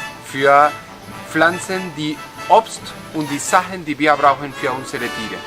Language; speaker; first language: German; non-native, fluent; Spanish